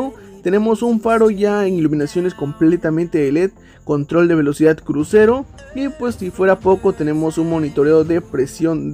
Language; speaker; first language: Spanish; native; Spanish